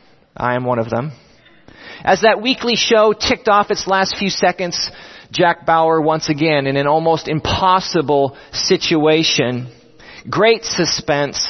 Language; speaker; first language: English; native; English